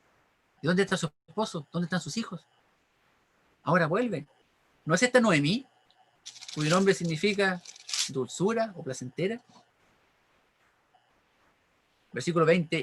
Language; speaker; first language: Spanish; native; Spanish